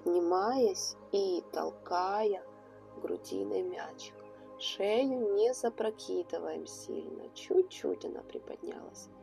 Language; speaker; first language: Russian; native; Russian